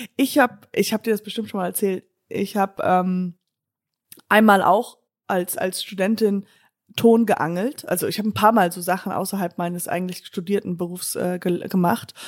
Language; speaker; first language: German; non-native, fluent; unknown